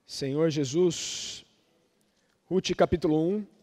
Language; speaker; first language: Portuguese; native; Portuguese